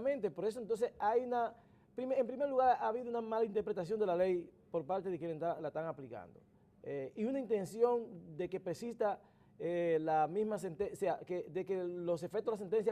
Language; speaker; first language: Spanish; native; Spanish